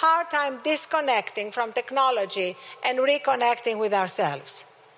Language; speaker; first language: English; non-native, fluent; Greek